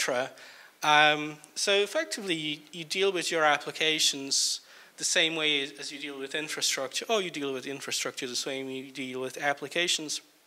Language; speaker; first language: English; non-native, fluent; Polish